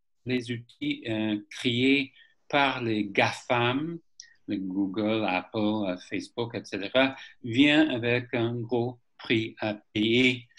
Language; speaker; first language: French; non-native, fluent; English